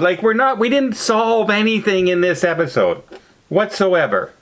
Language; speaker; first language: English; native; English